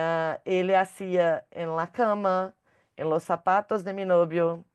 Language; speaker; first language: Spanish; non-native, learner; Portuguese